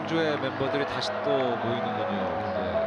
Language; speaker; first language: Korean; native; Korean